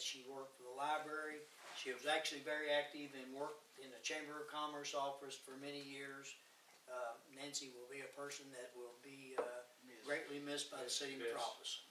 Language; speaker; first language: English; native; English